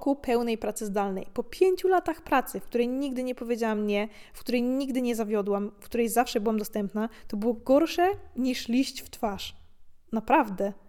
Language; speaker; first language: Polish; native; Polish